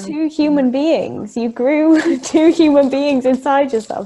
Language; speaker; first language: English; native; English